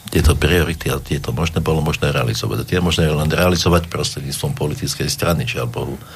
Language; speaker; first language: Slovak; native; Slovak